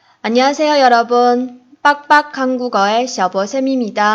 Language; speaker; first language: Korean; non-native, fluent; Chinese